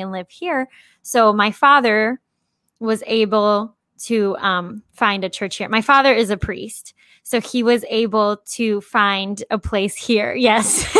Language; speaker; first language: English; early bilingual, heritage; English